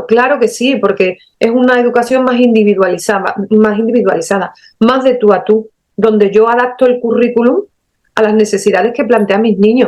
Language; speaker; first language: Spanish; native; Spanish